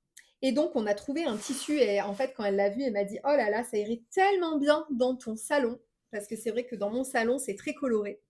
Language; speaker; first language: French; native; French